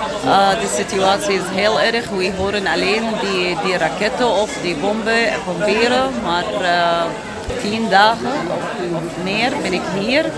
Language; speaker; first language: Dutch; non-native, learner; Arabic